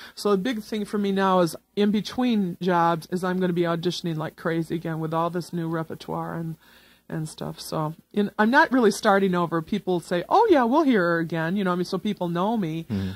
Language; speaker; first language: English; native; English